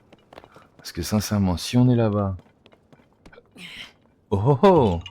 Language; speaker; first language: French; native; French